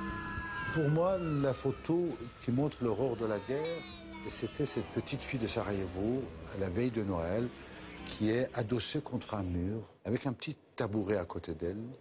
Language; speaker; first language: French; non-native, fluent; Persian